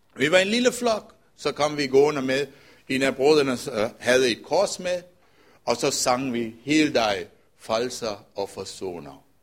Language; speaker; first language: Danish; non-native, fluent; Tamil